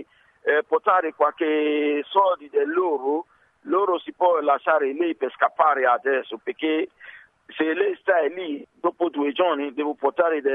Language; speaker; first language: Italian; non-native, learner; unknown